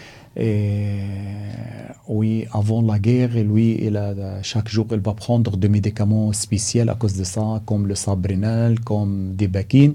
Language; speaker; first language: French; non-native, learner; Arabic